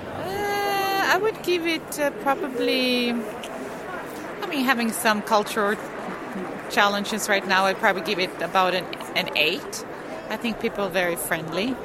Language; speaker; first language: English; non-native, fluent; Swedish